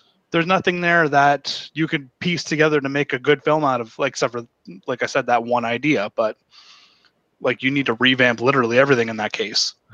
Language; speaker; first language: English; native; English